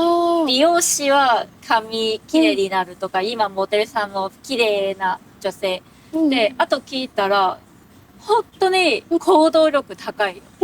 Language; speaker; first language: Japanese; non-native, learner; Cantonese